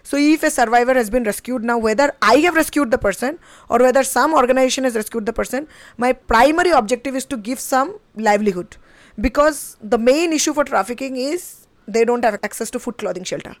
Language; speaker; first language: English; non-native, local second language; Bangla